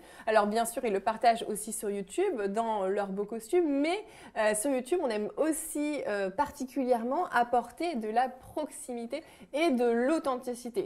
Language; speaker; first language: French; native; French